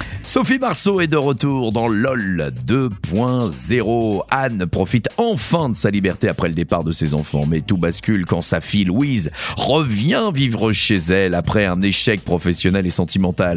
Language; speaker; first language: French; native; French